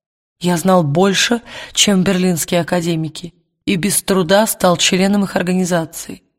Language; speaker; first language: Russian; native; Russian